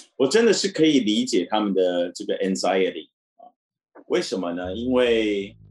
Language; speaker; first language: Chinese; native; Chinese